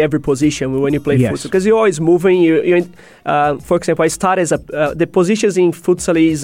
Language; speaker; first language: English; non-native, fluent; Portuguese